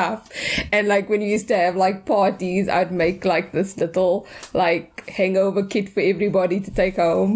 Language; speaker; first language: English; native; English